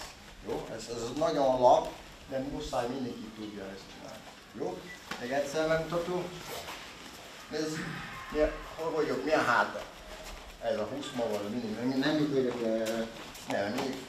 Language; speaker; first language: Hungarian; non-native, learner; Portuguese